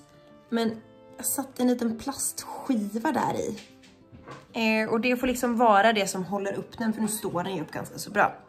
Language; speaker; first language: Swedish; native; Swedish